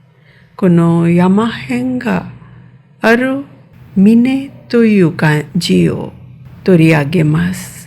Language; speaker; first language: Japanese; non-native, fluent; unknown